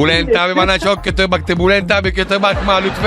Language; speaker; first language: Turkish; non-native, learner; Italian